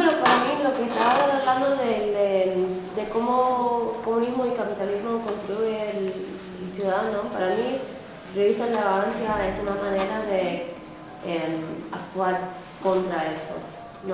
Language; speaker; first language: Spanish; non-native, fluent; English